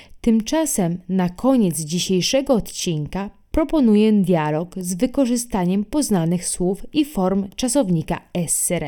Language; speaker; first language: Polish; non-native, fluent; Italian